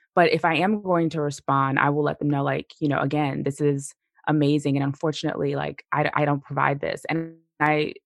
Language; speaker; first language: English; native; English